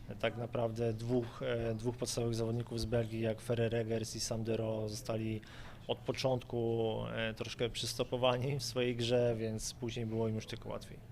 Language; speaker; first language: Polish; native; Polish